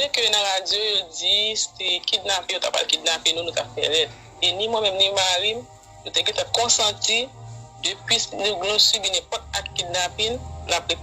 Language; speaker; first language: Haitian Creole; native; Haitian Creole